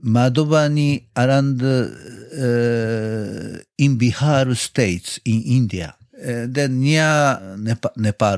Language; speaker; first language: English; non-native, learner; Japanese